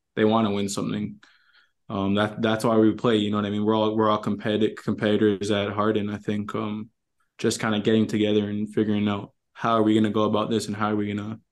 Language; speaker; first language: English; native; English